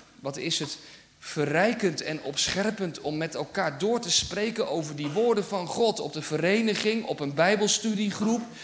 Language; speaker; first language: Dutch; native; Dutch